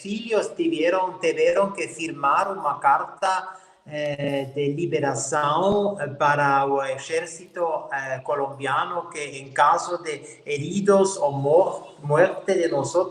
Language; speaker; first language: Portuguese; non-native, learner; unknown